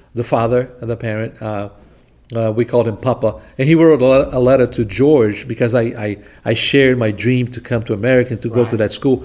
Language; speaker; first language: English; non-native, fluent; Portuguese